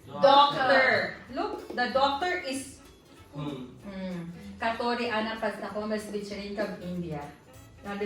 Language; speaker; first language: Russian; non-native, learner; Filipino